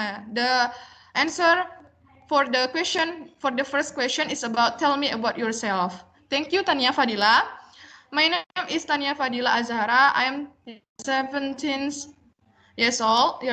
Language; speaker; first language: English; non-native, learner; Indonesian